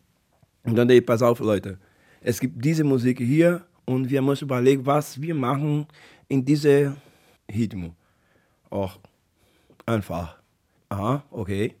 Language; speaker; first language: German; non-native, learner; Portuguese